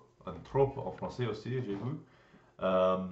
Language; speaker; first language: French; non-native, learner; English